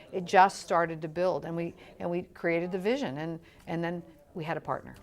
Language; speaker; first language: English; native; English